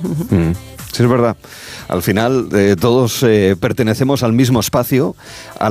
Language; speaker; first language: Spanish; native; Spanish